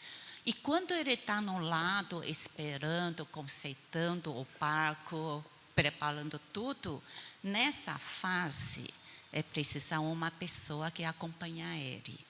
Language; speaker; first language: Portuguese; non-native, fluent; Chinese